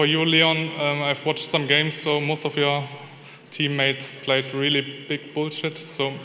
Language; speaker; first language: English; non-native, fluent; German